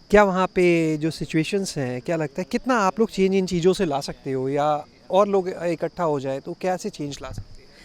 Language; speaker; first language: Hindi; native; Hindi